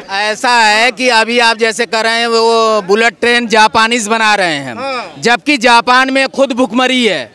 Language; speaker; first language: Hindi; native; Hindi